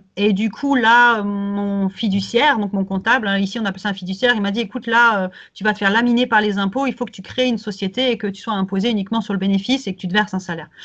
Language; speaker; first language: French; native; French